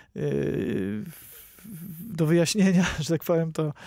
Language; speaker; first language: Polish; native; Polish